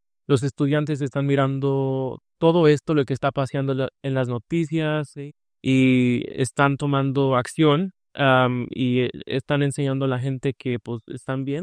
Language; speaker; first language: Spanish; early bilingual, heritage; Spanish